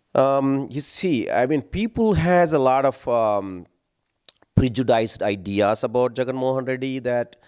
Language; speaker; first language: English; non-native, local second language; Telugu